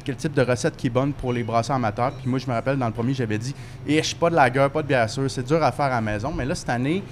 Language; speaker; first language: French; native; French